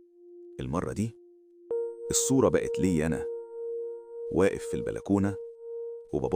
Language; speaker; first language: Arabic; native; Arabic